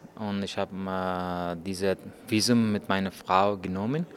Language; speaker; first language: German; non-native, learner; Persian